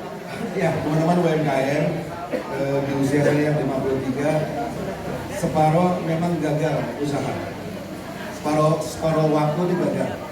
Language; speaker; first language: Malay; non-native, local second language; Sundanese